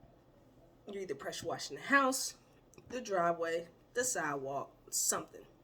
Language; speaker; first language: English; native; English